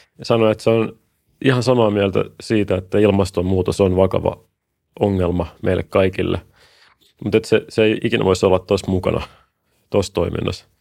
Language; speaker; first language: Finnish; native; Finnish